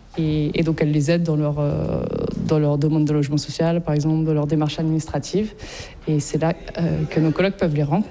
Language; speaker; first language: French; native; French